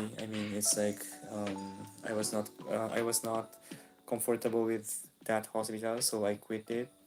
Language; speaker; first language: English; non-native, local second language; Filipino